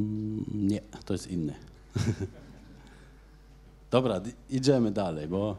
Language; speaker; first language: Polish; non-native, fluent; German